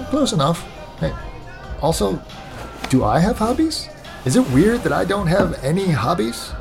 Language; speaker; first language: English; native; English